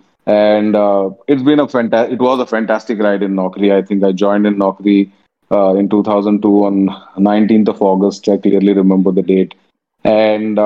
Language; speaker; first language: English; non-native, local second language; Tamil